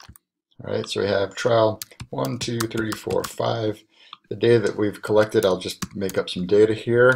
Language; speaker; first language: English; native; English